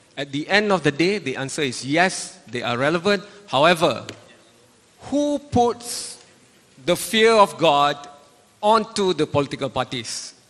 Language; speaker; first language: English; non-native, local second language; Malay